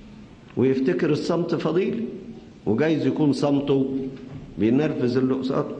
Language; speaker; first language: Arabic; native; Arabic